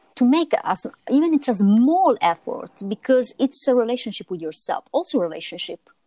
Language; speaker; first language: English; non-native, fluent; Italian